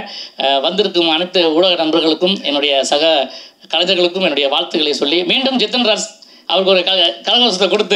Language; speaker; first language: Tamil; native; Tamil